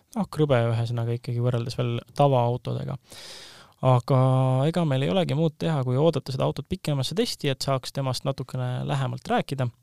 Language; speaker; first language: Estonian; native; Estonian